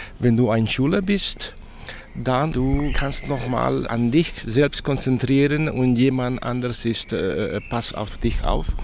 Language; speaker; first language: German; non-native, fluent; Spanish